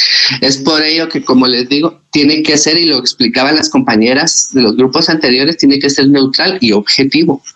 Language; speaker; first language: Spanish; native; Spanish